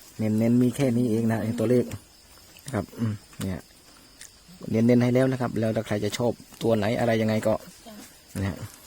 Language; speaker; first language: Thai; native; Thai